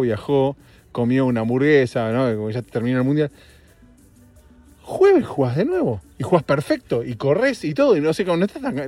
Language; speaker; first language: Spanish; native; Spanish